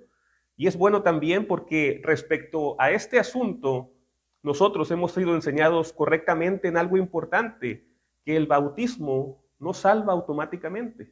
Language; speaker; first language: Spanish; native; Spanish